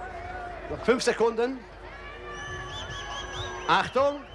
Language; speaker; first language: German; non-native, fluent; Italian